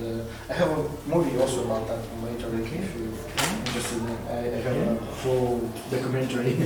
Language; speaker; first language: English; non-native, learner; Russian